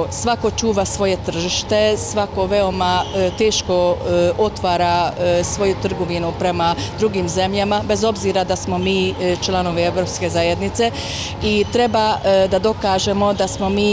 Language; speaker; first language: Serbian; non-native, fluent; Hungarian